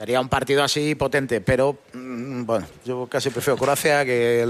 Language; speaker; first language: Spanish; native; Spanish